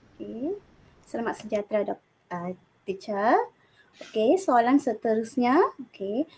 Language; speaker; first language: Malay; non-native, local second language; Tamil